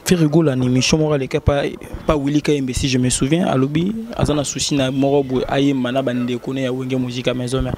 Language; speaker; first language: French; non-native, local second language; Lingala